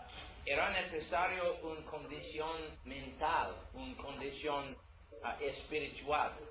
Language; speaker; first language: Spanish; non-native, learner; English